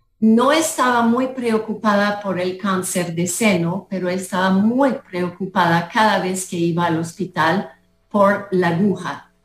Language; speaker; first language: Spanish; non-native, fluent; French